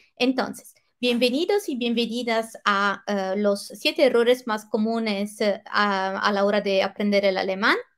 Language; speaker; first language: Spanish; non-native, fluent; Italian